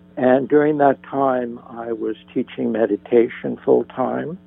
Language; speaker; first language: English; native; English